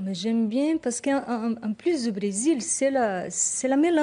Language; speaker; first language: French; non-native, fluent; Portuguese